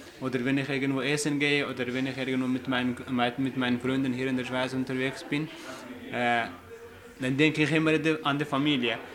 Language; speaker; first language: German; non-native, fluent; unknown